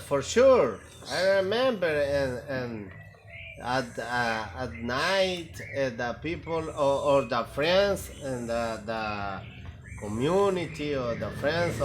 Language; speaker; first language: English; non-native, learner; Spanish